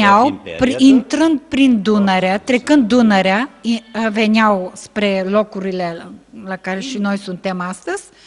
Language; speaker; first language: Romanian; non-native, fluent; Bulgarian